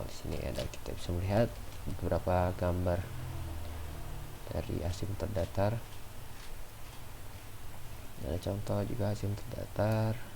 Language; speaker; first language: Indonesian; native; Indonesian